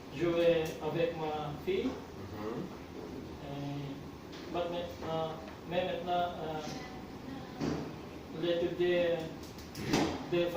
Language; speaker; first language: French; non-native, learner; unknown